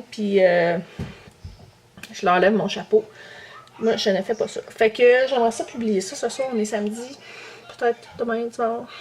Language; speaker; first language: French; native; French